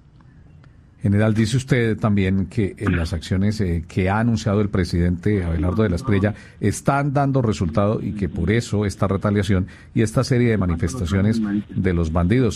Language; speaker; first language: Spanish; native; Spanish